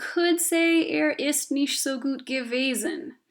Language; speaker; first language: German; non-native, fluent; English